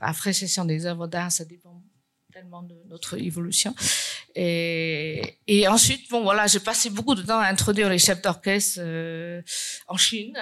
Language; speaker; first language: French; non-native, fluent; Chinese